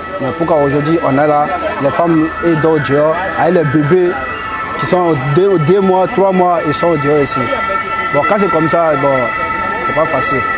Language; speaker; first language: French; non-native, local second language; Dyula